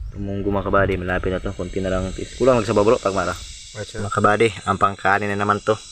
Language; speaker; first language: Filipino; non-native, local second language; Cebuano